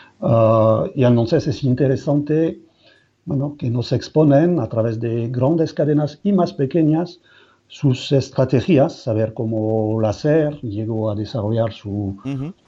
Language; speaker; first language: Spanish; non-native, fluent; French